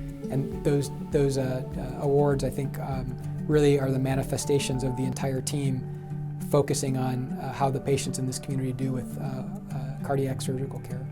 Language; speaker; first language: English; native; English